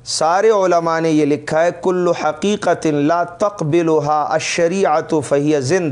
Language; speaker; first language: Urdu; non-native, local second language; Pashto